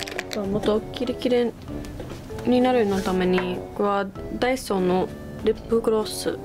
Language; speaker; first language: Japanese; non-native, learner; English